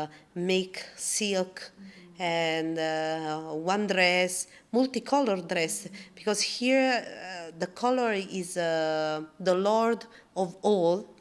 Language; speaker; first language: English; non-native, learner; Italian